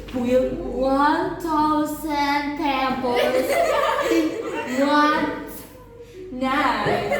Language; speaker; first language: English; non-native, learner; Indonesian